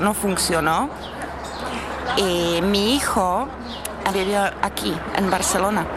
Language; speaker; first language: Spanish; non-native, learner; Czech